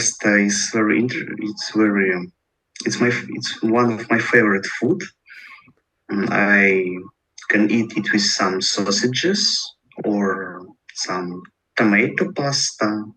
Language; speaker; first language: English; non-native, learner; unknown